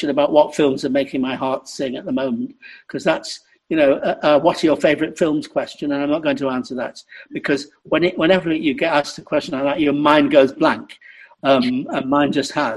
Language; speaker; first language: English; native; English